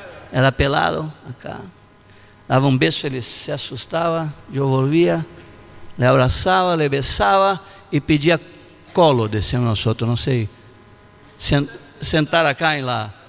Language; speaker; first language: Spanish; non-native, learner; Portuguese